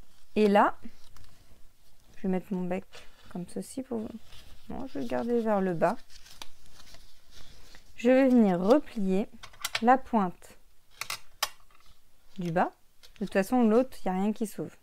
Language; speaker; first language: French; native; French